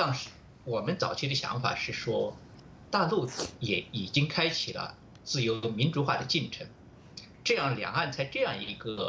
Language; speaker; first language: Chinese; native; Chinese